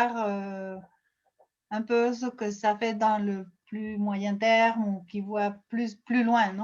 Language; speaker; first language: French; non-native, fluent; Spanish